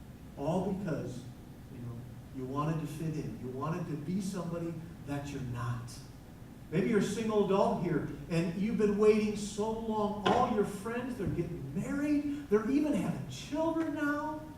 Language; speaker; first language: English; native; English